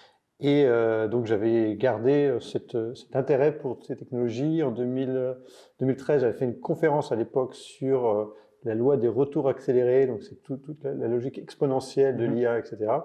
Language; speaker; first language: French; native; French